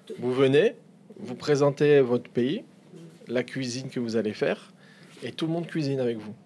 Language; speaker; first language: French; native; French